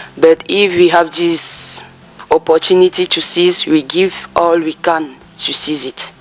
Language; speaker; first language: English; non-native, local second language; French